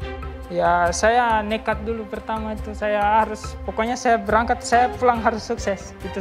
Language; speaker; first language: Indonesian; non-native, local second language; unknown